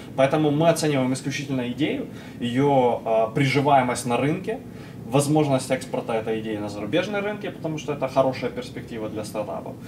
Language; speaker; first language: Russian; native; Russian